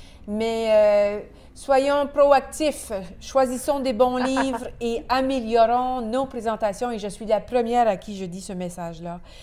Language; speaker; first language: French; native; French